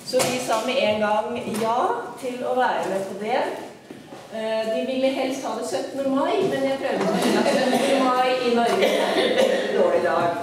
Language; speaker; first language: Norwegian; non-native, fluent; Italian